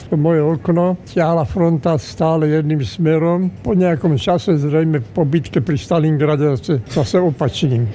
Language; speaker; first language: Slovak; native; Slovak